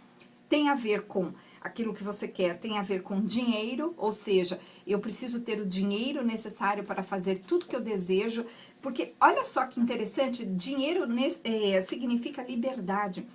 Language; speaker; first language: Portuguese; native; Portuguese